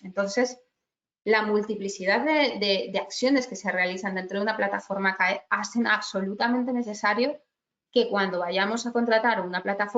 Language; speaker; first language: Spanish; native; Spanish